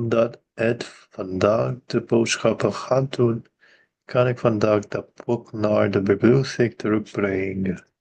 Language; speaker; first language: Dutch; non-native, learner; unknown